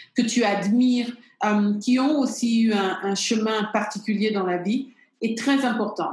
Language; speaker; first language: French; non-native, local second language; Bambara